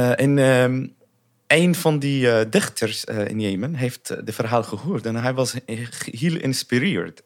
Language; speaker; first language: Dutch; non-native, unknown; Arabic